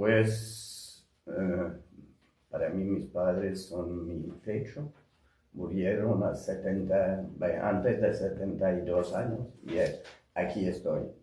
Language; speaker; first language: Spanish; non-native, fluent; French